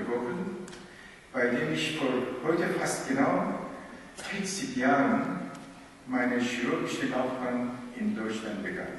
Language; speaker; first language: German; non-native, fluent; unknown